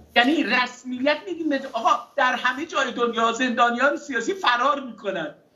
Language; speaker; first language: Persian; non-native, local second language; Azerbaijani